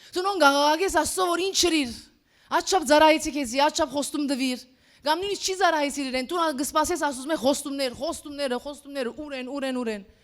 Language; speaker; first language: Armenian; early bilingual, heritage; Armenian